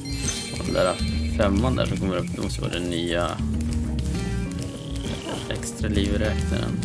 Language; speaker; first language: Swedish; native; Swedish